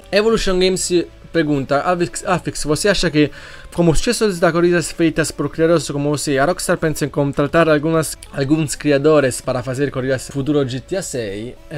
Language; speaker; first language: Portuguese; non-native, learner; Italian